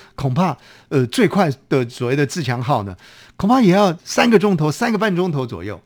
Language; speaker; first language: Chinese; native; Chinese